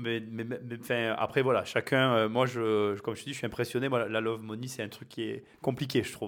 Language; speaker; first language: French; native; French